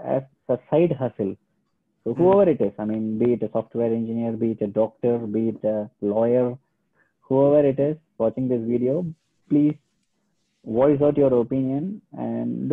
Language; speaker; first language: English; non-native, local second language; Tamil